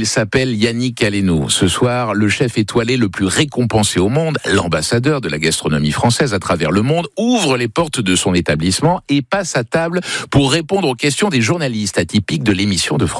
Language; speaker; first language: French; native; French